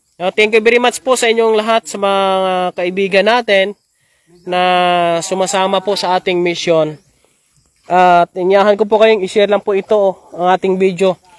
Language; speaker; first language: Filipino; non-native, local second language; Hiligaynon